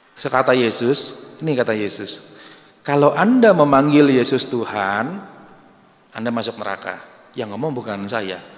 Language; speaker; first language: Indonesian; native; Indonesian